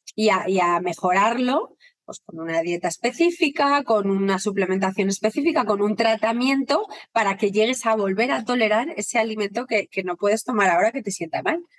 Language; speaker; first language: Spanish; native; Spanish